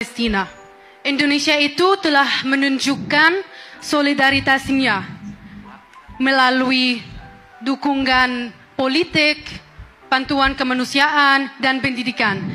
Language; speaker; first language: Indonesian; non-native, fluent; Arabic